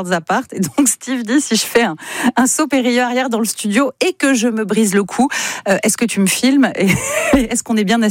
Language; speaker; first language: French; native; French